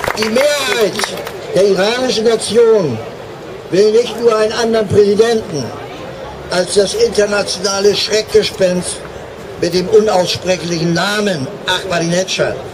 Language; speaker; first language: German; native; German